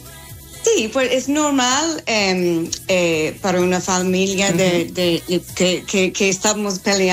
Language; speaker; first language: Spanish; non-native, fluent; English